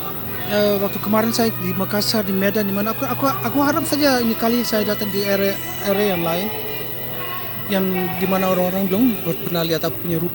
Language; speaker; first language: Indonesian; early bilingual, heritage; Indonesian